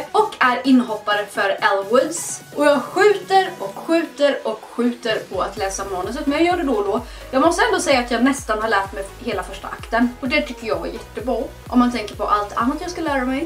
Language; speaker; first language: Swedish; native; Swedish